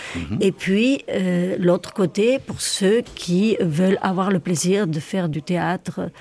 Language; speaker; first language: French; non-native, fluent; Spanish